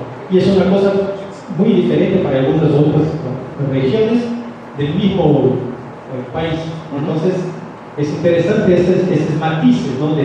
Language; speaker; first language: Spanish; non-native, fluent; Portuguese